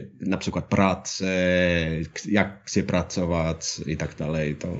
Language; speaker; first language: Polish; non-native, learner; Finnish